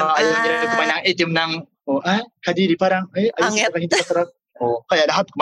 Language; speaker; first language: Filipino; non-native, learner; Japanese